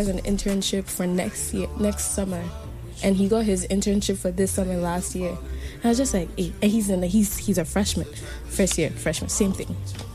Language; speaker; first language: English; non-native, local second language; Akan